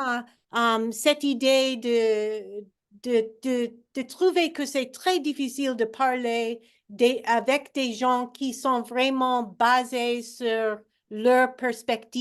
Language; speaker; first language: French; non-native, fluent; English